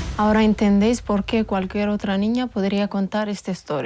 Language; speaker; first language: Spanish; non-native, local second language; Amharic